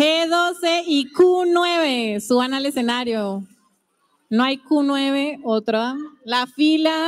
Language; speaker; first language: Spanish; native; Spanish